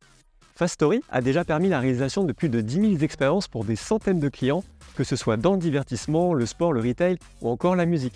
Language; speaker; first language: French; native; French